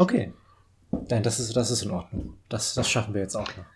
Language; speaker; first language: German; native; German